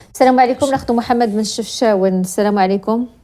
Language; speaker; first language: Arabic; native; Arabic